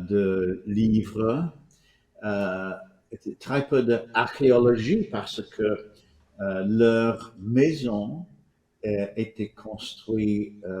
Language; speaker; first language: French; non-native, fluent; English